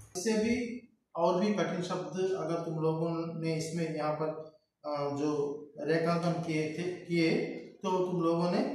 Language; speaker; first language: Hindi; non-native, local second language; Telugu